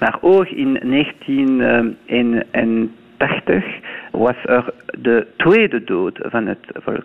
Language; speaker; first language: Dutch; non-native, local second language; French